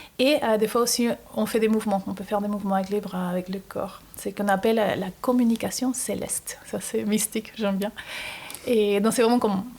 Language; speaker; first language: French; non-native, fluent; Spanish